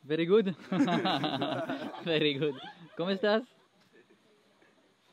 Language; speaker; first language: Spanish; non-native, learner; French